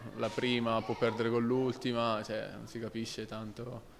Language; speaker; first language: Italian; native; Italian